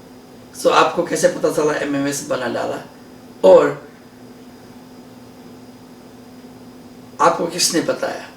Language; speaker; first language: Hindi; non-native, learner; Nepali